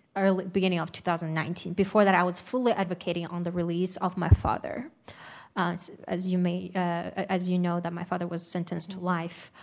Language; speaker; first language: English; non-native, fluent; Uyghur